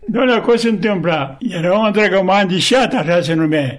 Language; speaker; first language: Romanian; native; Romanian